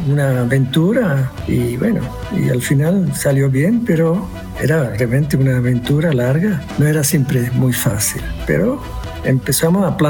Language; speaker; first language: Spanish; non-native, fluent; Swiss German